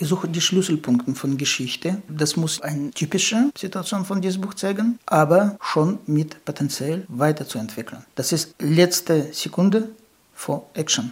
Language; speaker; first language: German; non-native, fluent; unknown